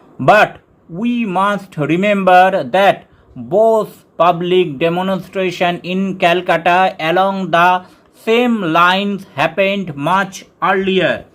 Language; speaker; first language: English; non-native, local second language; Bangla